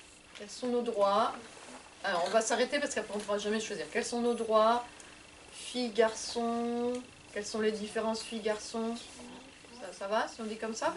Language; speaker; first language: French; native; French